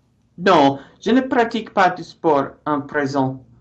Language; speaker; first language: French; non-native, learner; English